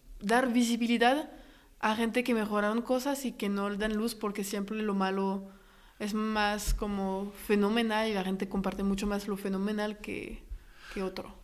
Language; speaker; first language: Spanish; non-native, fluent; French